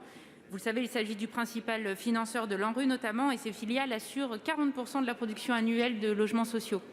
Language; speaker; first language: French; native; French